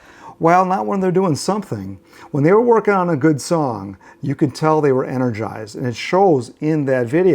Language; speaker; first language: English; native; English